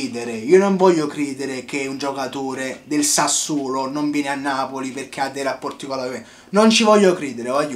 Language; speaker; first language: Italian; native; Italian